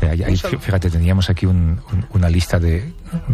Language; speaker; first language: Spanish; native; Spanish